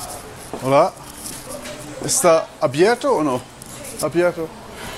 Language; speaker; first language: Spanish; non-native, learner; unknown